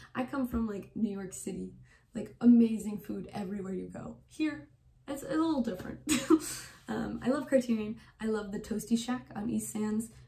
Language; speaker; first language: English; native; English